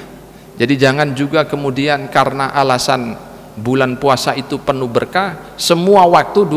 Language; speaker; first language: Indonesian; native; Indonesian